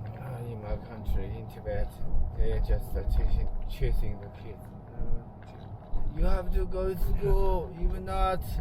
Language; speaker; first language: English; non-native, learner; Tibetan